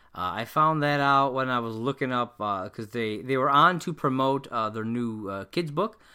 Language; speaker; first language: English; native; English